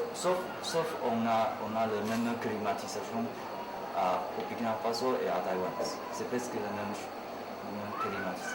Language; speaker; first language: French; non-native, learner; Chinese